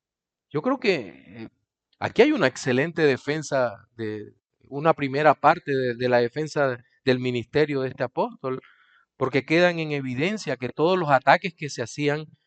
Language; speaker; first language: Spanish; native; Spanish